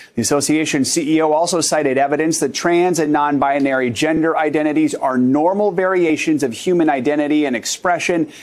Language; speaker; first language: English; native; English